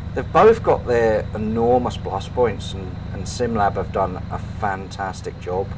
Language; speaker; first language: English; native; English